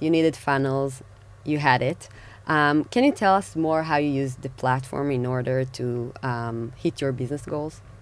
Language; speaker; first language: English; non-native, fluent; Hebrew